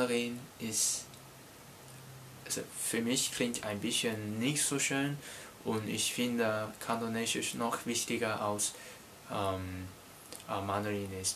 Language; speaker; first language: German; non-native, learner; Cantonese